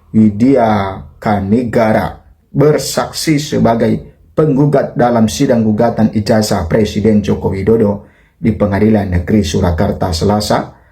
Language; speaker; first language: Indonesian; native; Indonesian